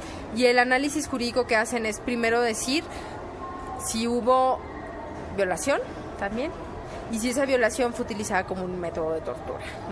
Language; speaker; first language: Spanish; native; Spanish